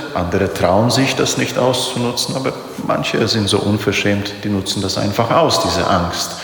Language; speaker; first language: German; non-native, fluent; Polish